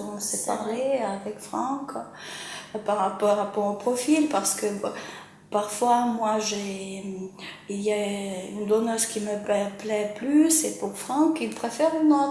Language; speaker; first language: French; non-native, fluent; Ukrainian